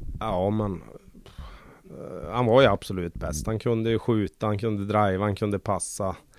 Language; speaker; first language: Swedish; native; Swedish